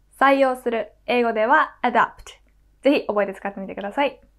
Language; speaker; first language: Japanese; native; Japanese